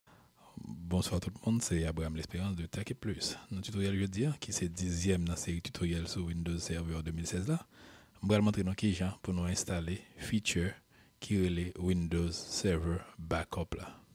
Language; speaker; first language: French; non-native, local second language; Haitian Creole